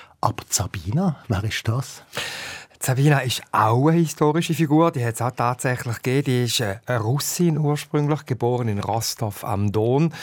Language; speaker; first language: German; native; German